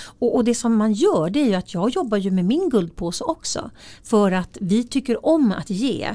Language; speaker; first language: Swedish; native; Swedish